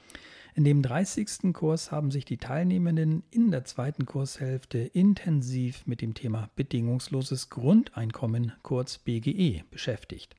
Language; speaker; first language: German; native; German